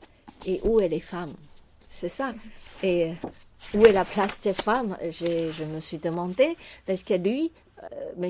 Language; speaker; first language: French; non-native, fluent; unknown